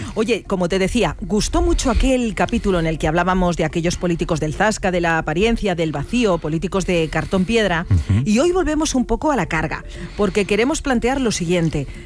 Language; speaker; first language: Spanish; native; Spanish